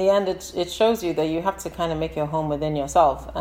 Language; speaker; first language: English; native; English